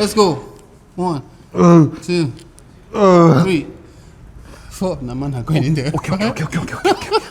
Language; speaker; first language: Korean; non-native, fluent; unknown